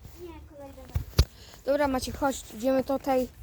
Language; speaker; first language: Polish; native; Polish